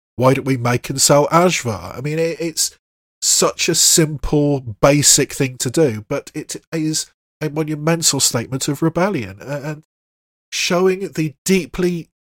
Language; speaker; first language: English; native; English